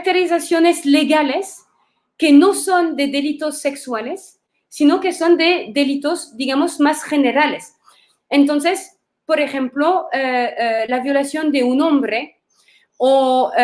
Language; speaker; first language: Spanish; non-native, fluent; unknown